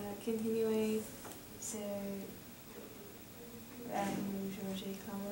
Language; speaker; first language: French; non-native, learner; English